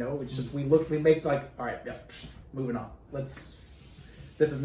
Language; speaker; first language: English; native; English